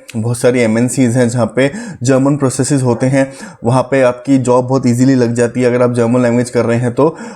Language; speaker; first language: Hindi; native; Hindi